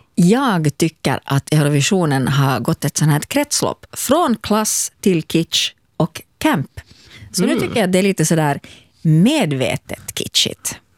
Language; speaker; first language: Swedish; native; Swedish